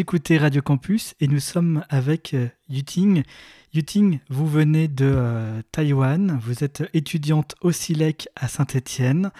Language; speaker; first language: French; native; French